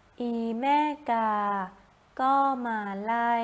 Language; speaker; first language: Thai; native; Thai